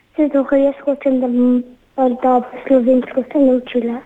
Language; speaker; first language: Slovenian; early bilingual, heritage; English